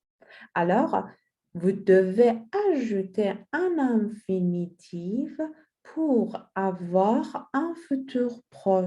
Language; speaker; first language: French; non-native, fluent; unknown